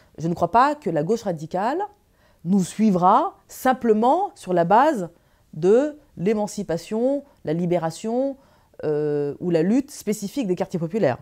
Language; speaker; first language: French; early bilingual, other home language; Arabic